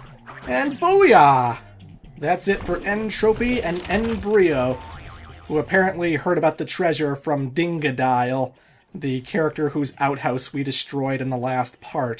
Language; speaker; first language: English; native; English